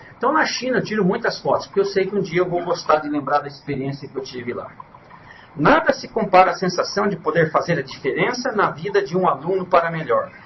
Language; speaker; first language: Portuguese; native; Portuguese